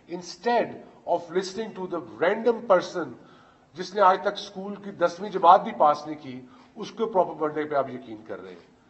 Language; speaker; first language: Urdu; native; Urdu